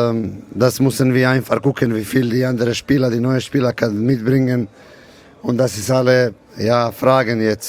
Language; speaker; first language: German; non-native, learner; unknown